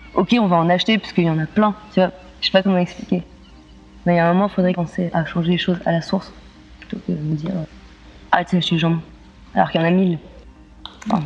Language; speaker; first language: French; native; French